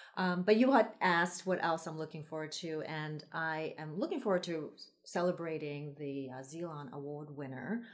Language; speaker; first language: English; early bilingual, other home language; Min Nan Chinese